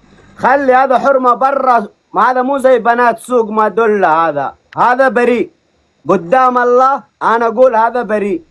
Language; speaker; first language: Arabic; non-native, learner; Oromo